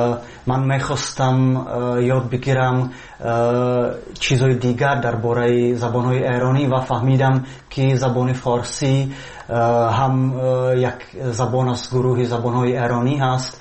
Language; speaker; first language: Persian; non-native, fluent; Czech